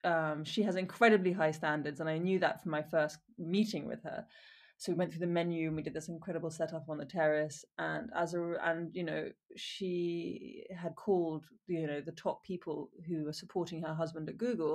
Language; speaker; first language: English; native; English